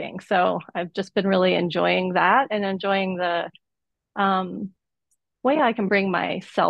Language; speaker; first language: English; native; English